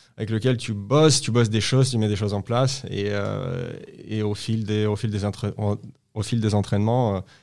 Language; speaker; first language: French; non-native, fluent; Uzbek